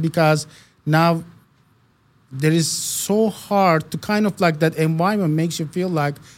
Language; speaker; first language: English; non-native, fluent; Turkish